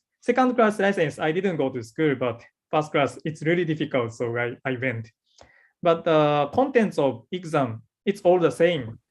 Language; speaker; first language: English; non-native, learner; Japanese